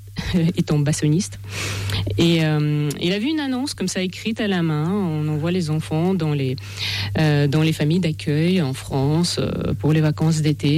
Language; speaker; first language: French; non-native, fluent; Russian